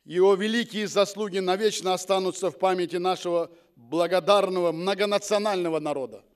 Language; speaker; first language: Russian; non-native, local second language; Uzbek